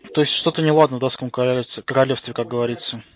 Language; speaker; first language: Russian; native; Russian